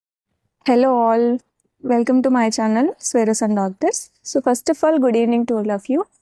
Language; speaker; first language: English; non-native, local second language; Telugu